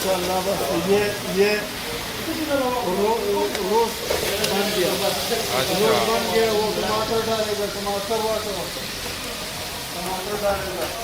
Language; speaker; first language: Hindi; non-native, local second language; Pashto